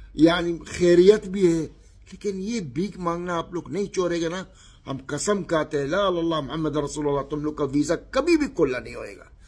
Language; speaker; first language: Hindi; non-native, learner; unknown